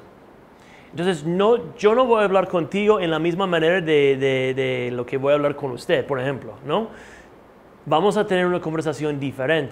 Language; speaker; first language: Spanish; non-native, fluent; English